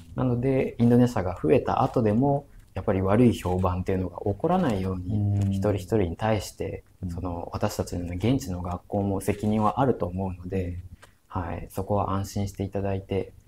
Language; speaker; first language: Japanese; non-native, fluent; Indonesian